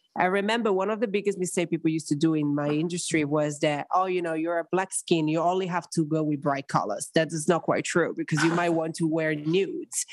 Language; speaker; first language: English; non-native, fluent; Italian